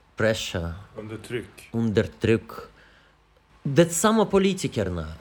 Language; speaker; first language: Swedish; non-native, fluent; Russian